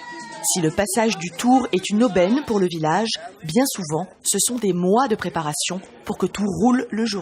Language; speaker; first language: French; native; French